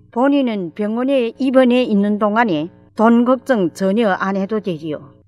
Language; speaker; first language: Korean; native; Korean